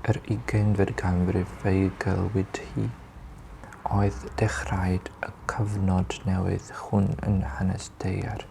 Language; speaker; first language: Welsh; non-native, learner; English